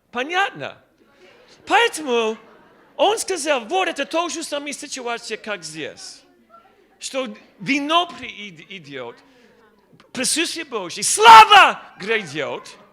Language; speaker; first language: Russian; non-native, learner; English